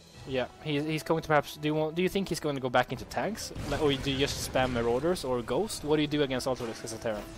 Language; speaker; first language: English; non-native, fluent; Swedish